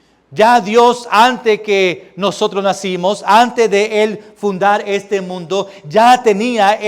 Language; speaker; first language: Spanish; early bilingual, heritage; Spanish